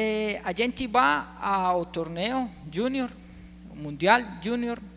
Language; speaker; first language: Portuguese; non-native, learner; Spanish